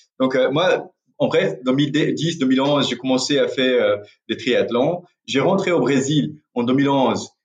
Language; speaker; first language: French; non-native, fluent; Portuguese